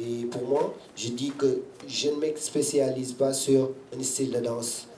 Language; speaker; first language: French; non-native, local second language; Wolof